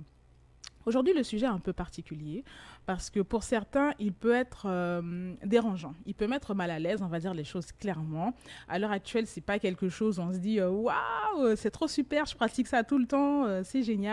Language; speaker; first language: French; native; French